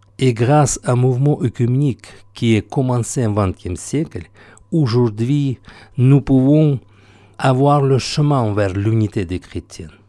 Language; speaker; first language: French; non-native, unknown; Russian